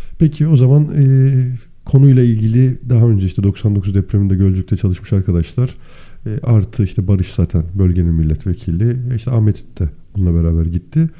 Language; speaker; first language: Turkish; native; Turkish